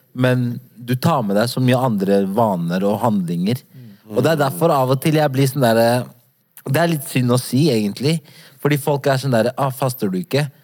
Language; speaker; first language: Norwegian; early bilingual, other home language; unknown